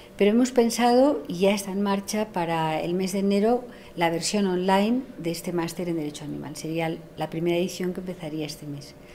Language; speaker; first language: Spanish; native; Spanish